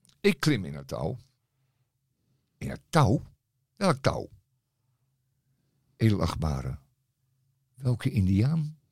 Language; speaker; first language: Dutch; native; Dutch